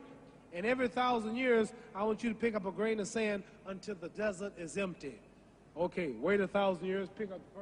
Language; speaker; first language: English; native; English